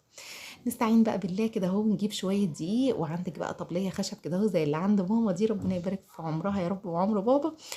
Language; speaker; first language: Arabic; native; Arabic